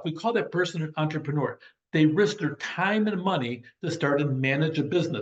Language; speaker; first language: English; native; English